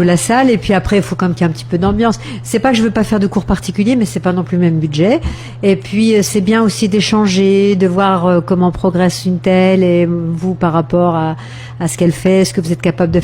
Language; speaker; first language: French; native; French